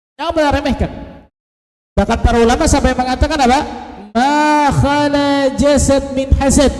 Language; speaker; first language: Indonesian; native; Indonesian